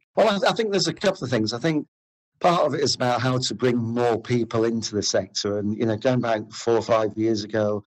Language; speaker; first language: English; native; English